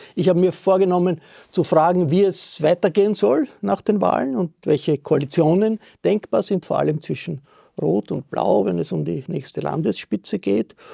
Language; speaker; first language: German; native; German